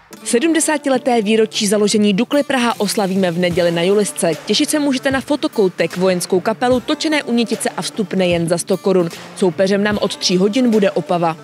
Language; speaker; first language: Czech; native; Czech